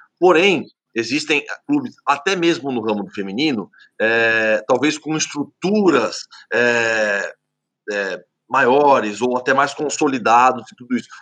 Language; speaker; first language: Portuguese; native; Portuguese